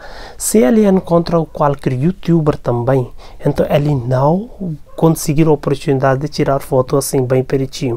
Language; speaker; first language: Portuguese; non-native, learner; Hindi